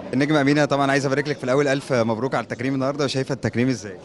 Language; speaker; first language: Arabic; native; Arabic